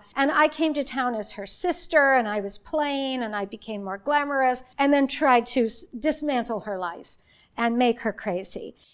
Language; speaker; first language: English; native; English